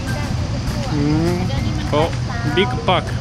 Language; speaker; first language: English; non-native, learner; Japanese